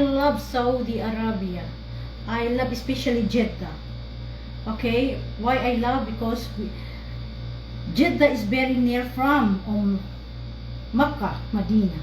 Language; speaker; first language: English; non-native, learner; Filipino